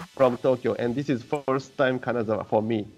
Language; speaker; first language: English; non-native, learner; Japanese